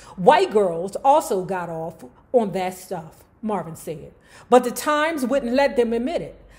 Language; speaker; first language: English; native; English